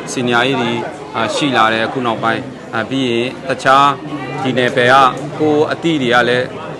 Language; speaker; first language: Burmese; non-native, local second language; Hakha Chin